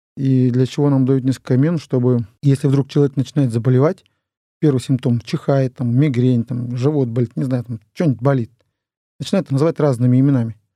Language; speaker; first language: Russian; non-native, local second language; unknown